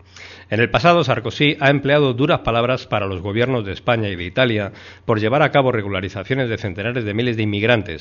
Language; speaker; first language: Spanish; native; Spanish